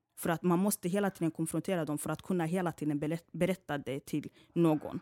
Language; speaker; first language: Swedish; early bilingual, other home language; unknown